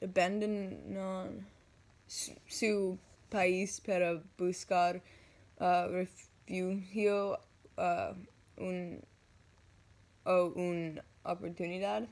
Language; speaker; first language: Spanish; non-native, learner; English